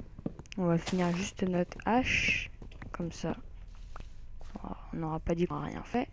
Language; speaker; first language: French; native; French